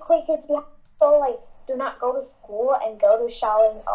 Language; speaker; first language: English; non-native, fluent; French